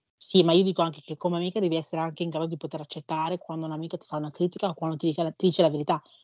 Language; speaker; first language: Italian; early bilingual, other home language; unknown